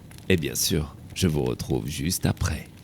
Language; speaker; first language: French; native; French